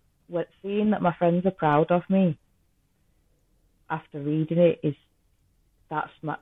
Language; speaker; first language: English; native; English